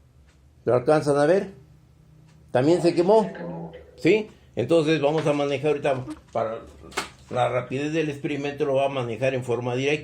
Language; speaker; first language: Spanish; native; Spanish